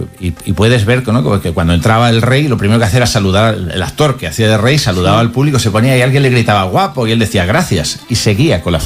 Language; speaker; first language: Spanish; native; Spanish